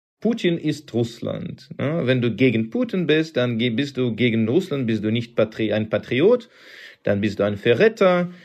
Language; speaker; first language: German; non-native, fluent; Russian